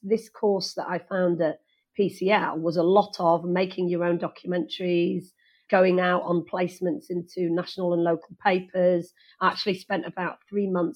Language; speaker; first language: English; native; English